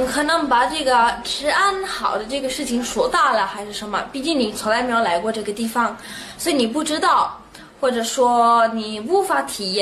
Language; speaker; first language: Chinese; non-native, fluent; Italian